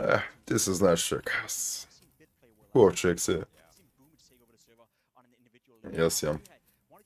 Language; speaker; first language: Bulgarian; native; Bulgarian